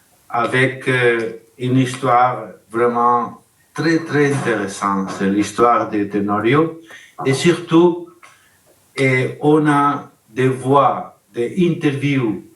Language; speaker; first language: French; non-native, learner; Spanish